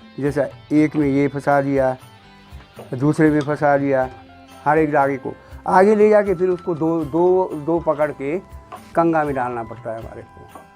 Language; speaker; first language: Hindi; non-native, local second language; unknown